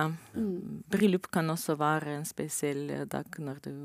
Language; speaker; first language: Norwegian; non-native, learner; Romanian